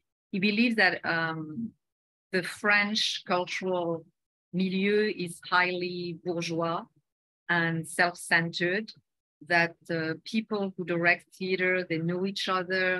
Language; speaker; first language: English; non-native, fluent; French